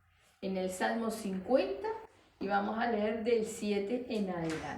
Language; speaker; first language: Spanish; native; Spanish